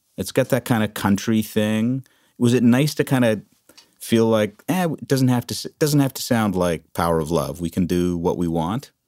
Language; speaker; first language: English; native; English